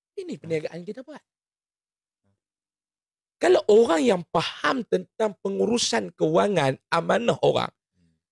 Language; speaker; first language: Malay; native; Malay